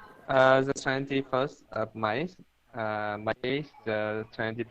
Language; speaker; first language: English; non-native, learner; Vietnamese